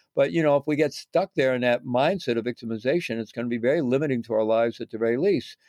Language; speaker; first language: English; native; English